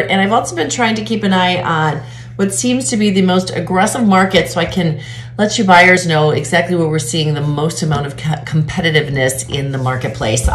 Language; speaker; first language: English; native; English